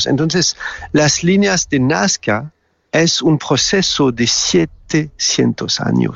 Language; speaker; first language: Spanish; non-native, fluent; French